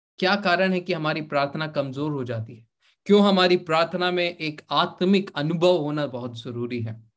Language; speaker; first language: Hindi; native; Hindi